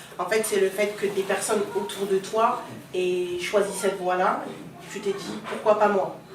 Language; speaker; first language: French; early bilingual, other home language; Soninke